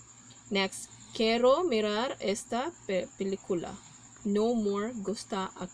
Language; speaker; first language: Spanish; non-native, learner; Cebuano